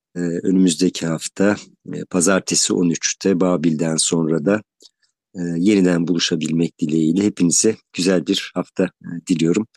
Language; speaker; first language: Turkish; native; Turkish